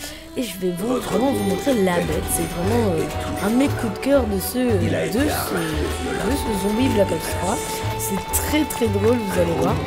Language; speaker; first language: French; native; French